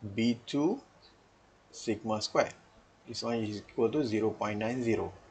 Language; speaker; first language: English; non-native, local second language; Malay